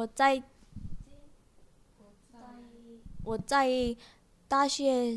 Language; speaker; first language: Chinese; non-native, learner; Korean